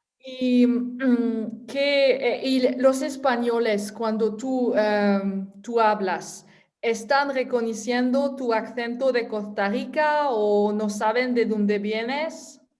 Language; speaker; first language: Spanish; non-native, fluent; French